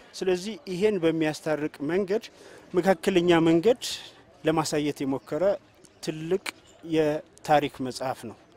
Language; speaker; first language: Amharic; non-native, local second language; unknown